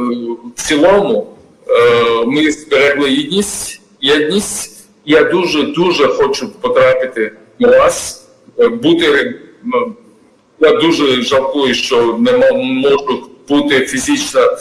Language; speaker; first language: Ukrainian; non-native, fluent; Georgian